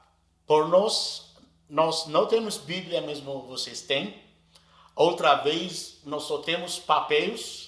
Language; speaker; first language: Portuguese; non-native, learner; Arabic